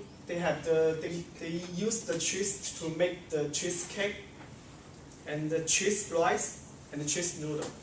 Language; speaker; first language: English; non-native, learner; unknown